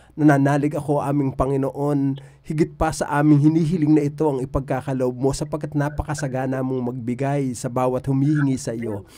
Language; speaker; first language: Filipino; native; Filipino